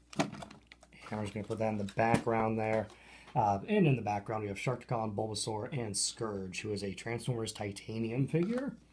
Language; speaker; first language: English; native; English